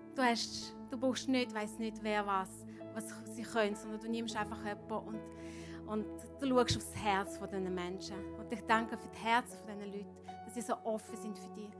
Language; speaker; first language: German; non-native, fluent; Ukrainian